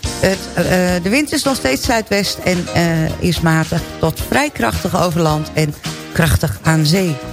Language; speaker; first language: Dutch; native; Dutch